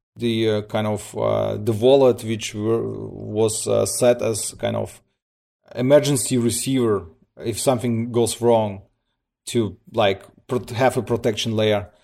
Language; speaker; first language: English; early bilingual, other home language; Russian